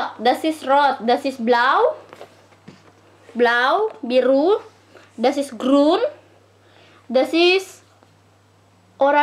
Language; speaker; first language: English; non-native, learner; Indonesian